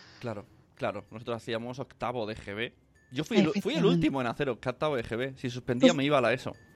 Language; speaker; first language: Spanish; native; Spanish